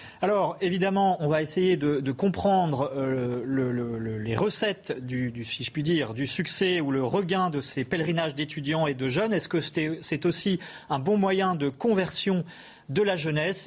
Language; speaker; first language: French; native; French